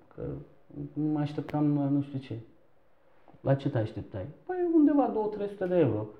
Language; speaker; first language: Romanian; non-native, fluent; Turkish